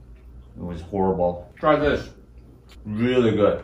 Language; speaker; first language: English; non-native, fluent; Korean